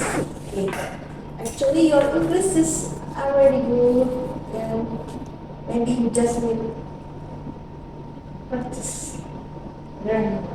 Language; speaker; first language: English; non-native, fluent; Indonesian